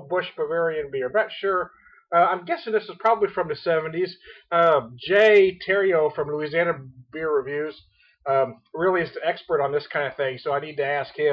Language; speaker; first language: English; native; English